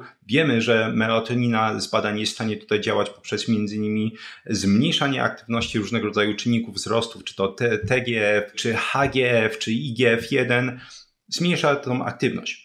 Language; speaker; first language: Polish; native; Polish